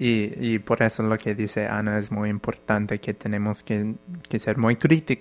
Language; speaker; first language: Spanish; non-native, fluent; English